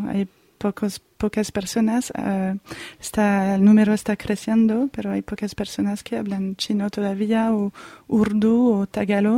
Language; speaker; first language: Spanish; non-native, fluent; French